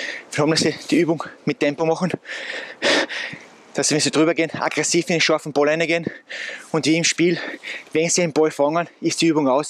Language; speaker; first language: German; native; German